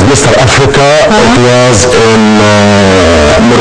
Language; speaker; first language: English; non-native, learner; Arabic